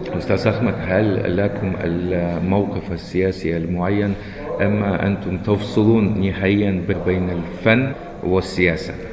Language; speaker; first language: Egyptian Arabic; non-native, fluent; Russian